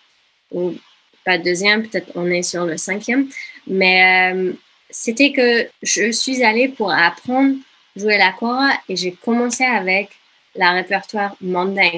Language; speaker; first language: French; non-native, fluent; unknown